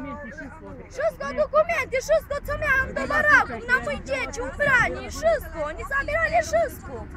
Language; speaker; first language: Polish; non-native, learner; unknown